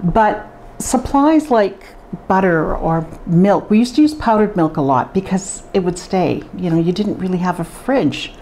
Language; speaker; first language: English; native; English